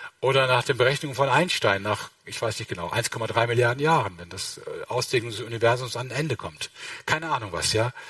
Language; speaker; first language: German; native; German